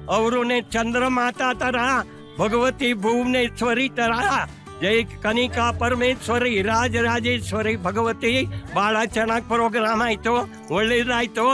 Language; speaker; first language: Kannada; non-native, local second language; Gujarati